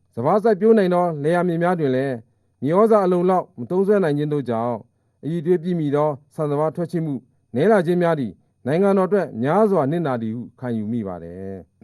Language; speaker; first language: Burmese; non-native, local second language; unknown